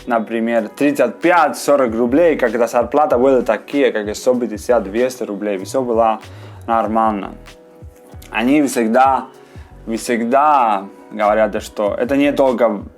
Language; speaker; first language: Russian; non-native, fluent; Spanish